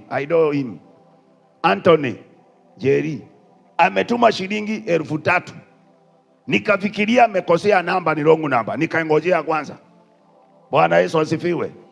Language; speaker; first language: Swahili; non-native, local second language; Kikuyu